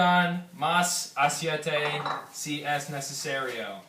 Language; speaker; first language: Spanish; non-native, learner; English